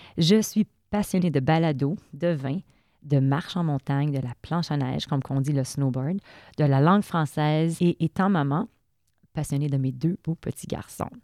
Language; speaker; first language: French; native; French